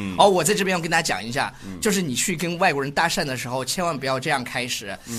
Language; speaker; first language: Chinese; native; Chinese